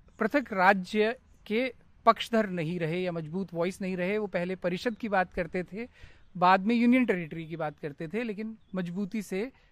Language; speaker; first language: Hindi; native; Hindi